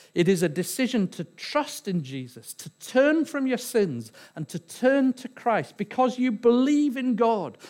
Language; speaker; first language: English; native; English